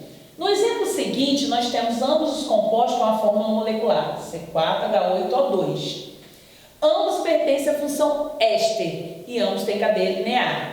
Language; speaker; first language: Portuguese; native; Portuguese